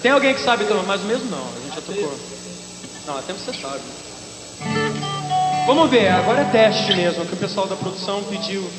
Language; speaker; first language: Portuguese; native; Portuguese